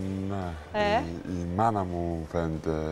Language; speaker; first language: Greek; early bilingual, heritage; Greek